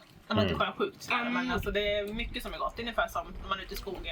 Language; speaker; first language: Swedish; native; Swedish